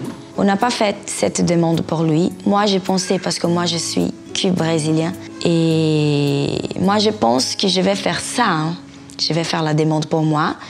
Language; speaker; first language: French; non-native, fluent; Portuguese